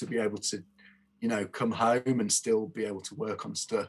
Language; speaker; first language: English; native; English